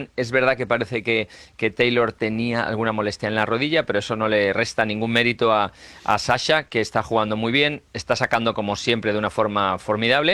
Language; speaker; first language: Spanish; native; Spanish